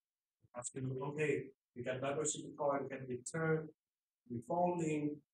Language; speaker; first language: English; non-native, fluent; Chinese